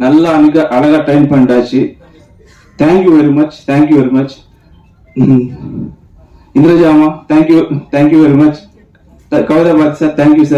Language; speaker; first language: Tamil; non-native, learner; Telugu